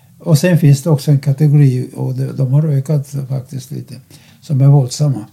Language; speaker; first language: Swedish; non-native, fluent; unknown